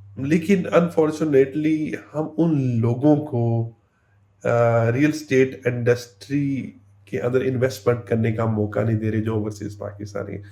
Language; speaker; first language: Urdu; native; Urdu